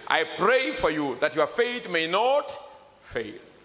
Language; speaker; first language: English; non-native, local second language; Gusii